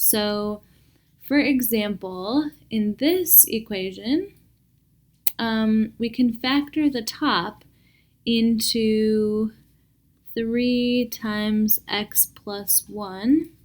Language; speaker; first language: English; native; English